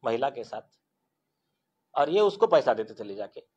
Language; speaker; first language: Hindi; non-native, local second language; Marathi